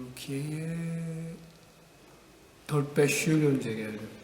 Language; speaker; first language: Turkish; non-native, learner; Korean